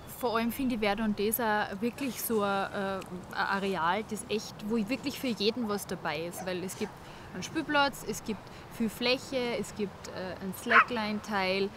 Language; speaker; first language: German; native; German